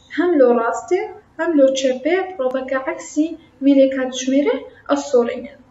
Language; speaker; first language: Central Kurdish; non-native, local second language; Kurdish